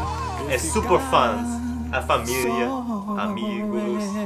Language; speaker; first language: Portuguese; non-native, learner; English